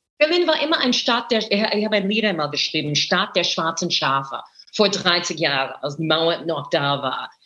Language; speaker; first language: German; non-native, fluent; English